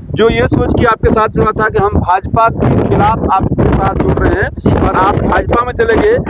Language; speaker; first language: Hindi; native; Hindi